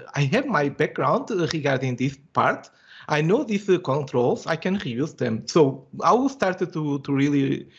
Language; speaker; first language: English; non-native, fluent; Portuguese